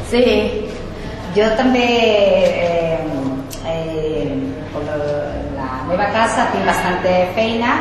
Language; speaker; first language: Catalan; non-native, learner; Spanish